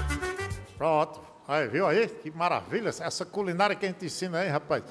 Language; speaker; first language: Portuguese; native; Portuguese